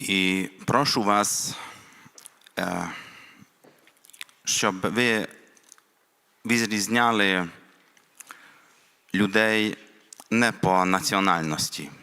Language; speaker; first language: Ukrainian; non-native, local second language; Hungarian